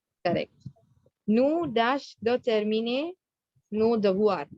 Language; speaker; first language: French; non-native, fluent; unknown